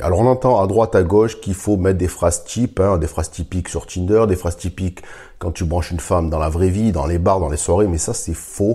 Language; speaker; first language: French; native; French